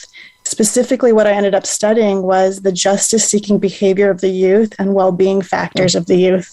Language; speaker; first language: English; native; English